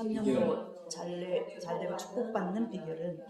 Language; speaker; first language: Korean; native; Korean